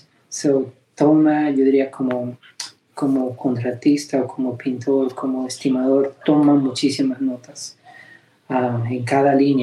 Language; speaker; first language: Spanish; early bilingual, heritage; Spanish